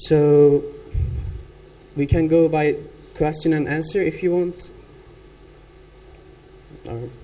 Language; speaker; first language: English; non-native, fluent; Turkish